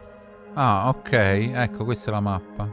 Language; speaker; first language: Italian; native; Italian